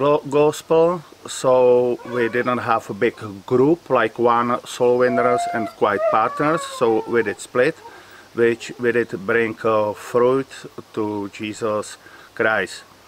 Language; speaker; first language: English; non-native, learner; Czech